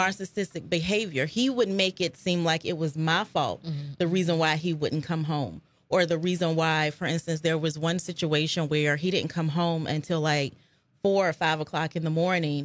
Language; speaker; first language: English; native; English